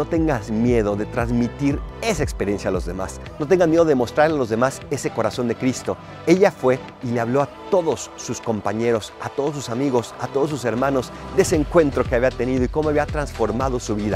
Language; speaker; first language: Spanish; native; Spanish